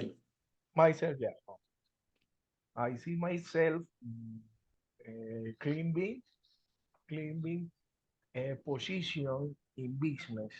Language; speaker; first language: English; non-native, learner; Spanish